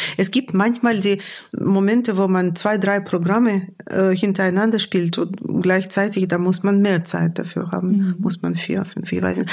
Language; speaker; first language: German; non-native, fluent; Russian